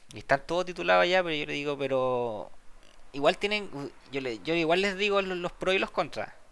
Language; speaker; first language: Spanish; native; Spanish